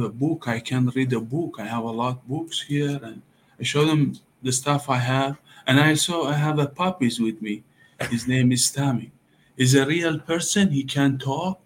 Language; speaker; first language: English; non-native, learner; Persian